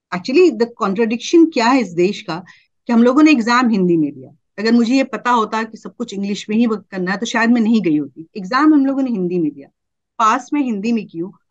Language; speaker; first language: Hindi; native; Hindi